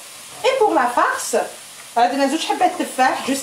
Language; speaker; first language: Arabic; native; Arabic